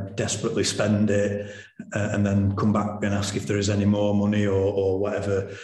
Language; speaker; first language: English; native; English